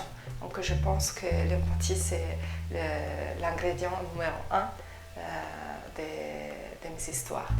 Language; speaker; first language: French; non-native, fluent; Italian